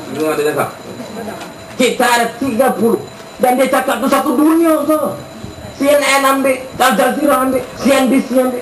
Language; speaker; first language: Malay; native; Malay